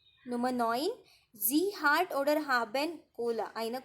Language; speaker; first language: German; non-native, fluent; Marathi